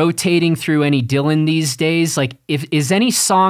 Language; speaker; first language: English; native; English